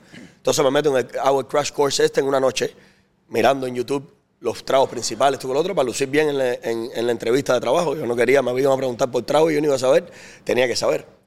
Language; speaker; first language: Spanish; native; Spanish